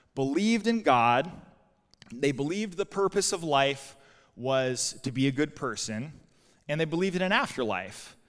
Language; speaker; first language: English; native; English